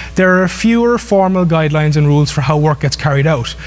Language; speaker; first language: English; native; English